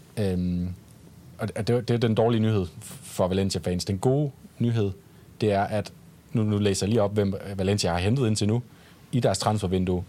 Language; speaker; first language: Danish; native; Danish